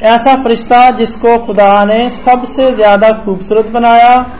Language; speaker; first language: Urdu; non-native, local second language; Punjabi